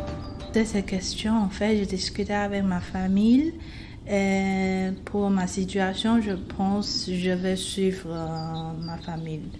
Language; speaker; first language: French; non-native, fluent; Chinese